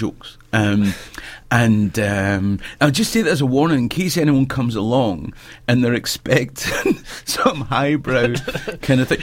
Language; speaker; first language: English; native; English